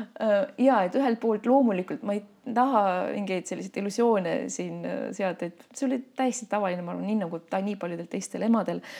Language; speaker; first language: Estonian; non-native, local second language; Russian